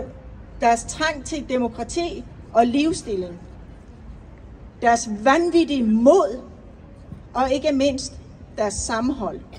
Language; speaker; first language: Danish; non-native, fluent; Persian